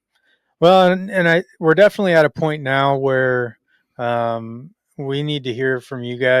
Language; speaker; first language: English; native; English